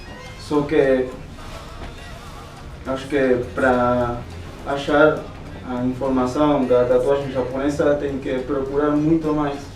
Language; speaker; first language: Portuguese; non-native, fluent; Spanish